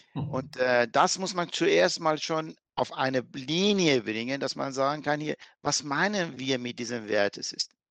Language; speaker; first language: German; non-native, fluent; Persian